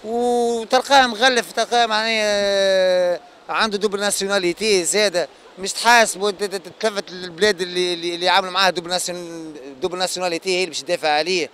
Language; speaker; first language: Arabic; native; Arabic